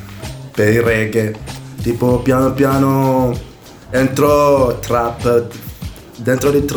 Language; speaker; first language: Italian; non-native, learner; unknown